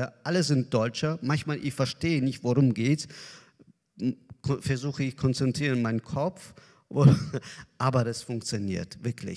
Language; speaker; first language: German; non-native, learner; Azerbaijani